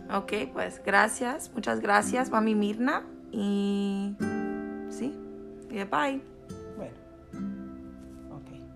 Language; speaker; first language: Spanish; early bilingual, heritage; Spanish